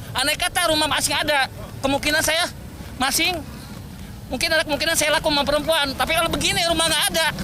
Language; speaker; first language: Indonesian; native; Indonesian